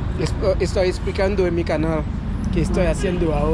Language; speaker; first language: Spanish; non-native, learner; Haitian Creole